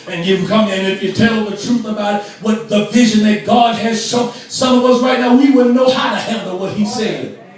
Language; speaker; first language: English; native; English